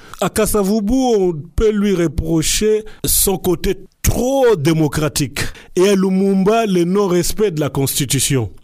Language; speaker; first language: French; non-native, local second language; Lingala